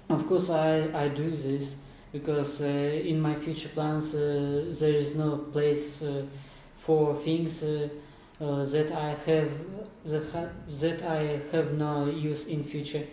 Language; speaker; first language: English; non-native, learner; Kazakh